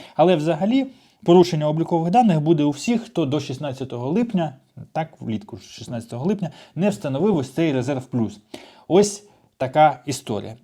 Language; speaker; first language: Ukrainian; non-native, local second language; Russian